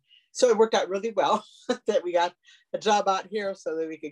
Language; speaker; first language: English; native; English